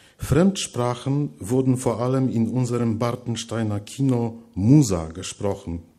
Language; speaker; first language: German; non-native, fluent; Polish